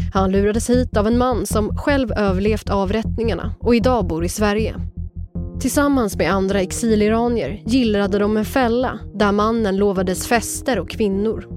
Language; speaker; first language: Swedish; native; Swedish